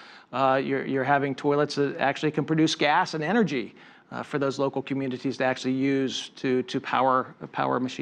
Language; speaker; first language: English; native; English